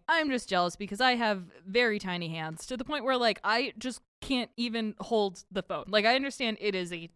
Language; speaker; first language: English; early bilingual, other home language; Polish